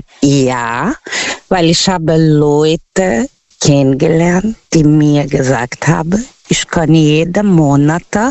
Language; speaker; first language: German; non-native, learner; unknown